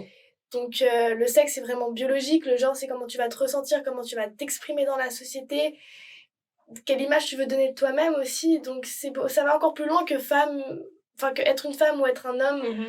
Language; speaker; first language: French; native; French